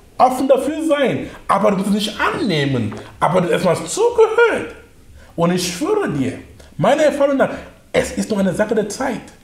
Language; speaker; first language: German; non-native, fluent; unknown